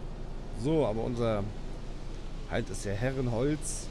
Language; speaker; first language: German; native; German